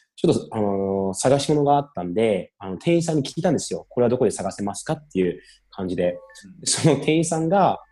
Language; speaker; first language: Japanese; early bilingual, heritage; English